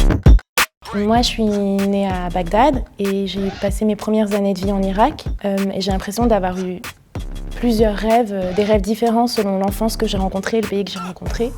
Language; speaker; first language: French; early bilingual, other home language; Arabic